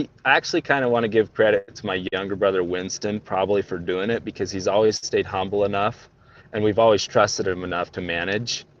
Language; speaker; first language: English; native; English